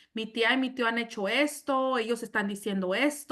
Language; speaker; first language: Spanish; early bilingual, heritage; Spanish